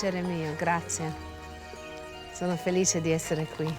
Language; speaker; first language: Italian; early bilingual, heritage; English